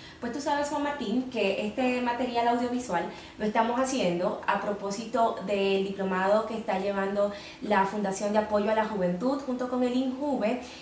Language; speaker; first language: Spanish; native; Spanish